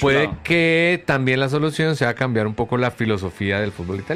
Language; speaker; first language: Spanish; native; Spanish